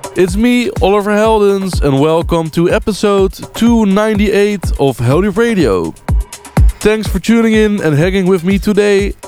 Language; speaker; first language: English; non-native, fluent; Dutch